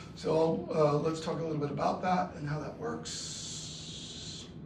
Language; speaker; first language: English; native; English